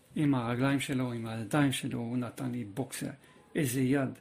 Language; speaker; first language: Hebrew; non-native, fluent; French